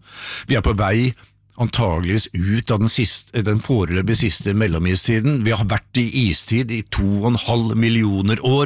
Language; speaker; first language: Norwegian; native; Norwegian